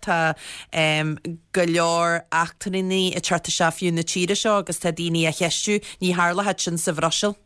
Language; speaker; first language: Irish; native; Irish